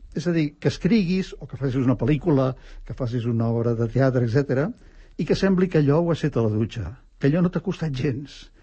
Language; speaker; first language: Catalan; native; Catalan